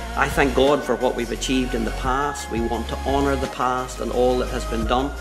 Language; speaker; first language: English; native; English